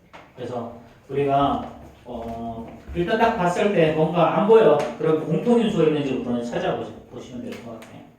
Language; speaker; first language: Korean; native; Korean